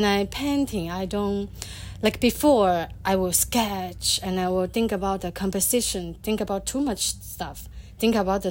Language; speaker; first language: English; non-native, fluent; Chinese